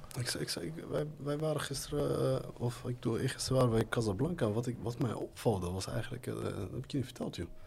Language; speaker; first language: Dutch; early bilingual, other home language; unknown